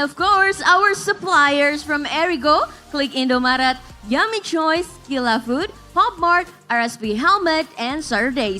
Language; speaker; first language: English; non-native, fluent; Indonesian